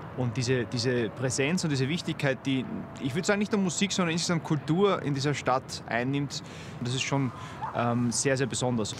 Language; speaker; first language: German; native; German